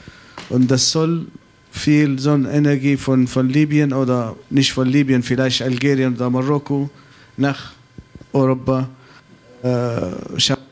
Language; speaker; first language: German; non-native, fluent; Arabic